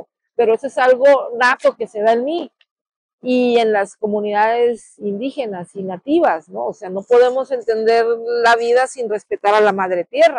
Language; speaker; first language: Spanish; native; Spanish